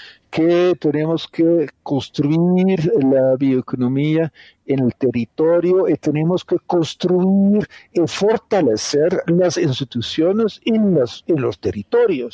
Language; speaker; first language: Spanish; non-native, fluent; Dutch